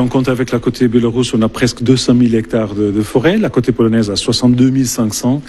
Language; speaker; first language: French; non-native, fluent; Portuguese